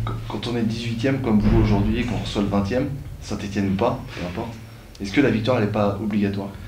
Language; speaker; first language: French; native; French